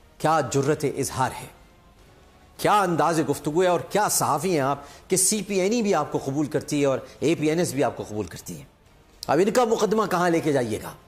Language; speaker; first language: Urdu; native; Urdu